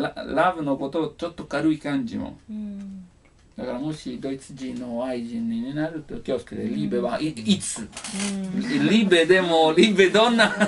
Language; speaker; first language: Japanese; non-native, learner; Italian